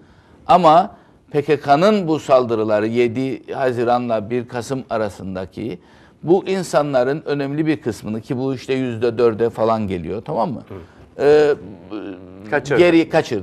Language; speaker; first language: Turkish; native; Turkish